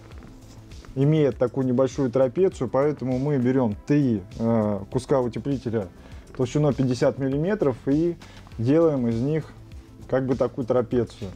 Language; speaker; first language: Russian; native; Russian